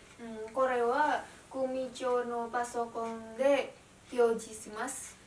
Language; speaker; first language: Japanese; non-native, learner; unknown